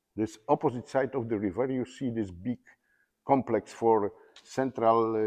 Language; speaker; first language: English; non-native, learner; Polish